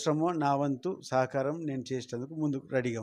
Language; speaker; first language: Telugu; native; Telugu